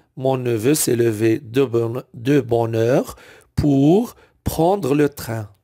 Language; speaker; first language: French; non-native, local second language; Arabic